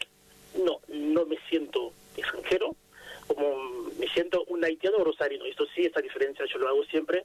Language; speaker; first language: Spanish; non-native, fluent; Haitian Creole